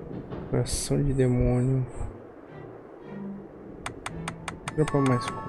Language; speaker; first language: Portuguese; native; Portuguese